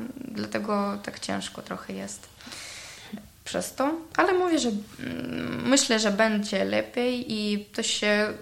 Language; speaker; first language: Polish; non-native, learner; Ukrainian